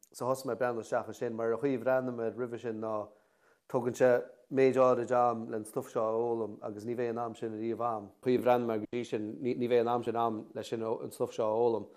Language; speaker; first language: Irish; native; Irish